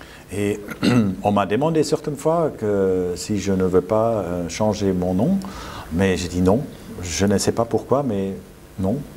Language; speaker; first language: French; non-native, fluent; German